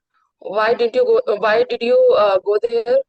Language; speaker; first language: English; non-native, learner; Hindi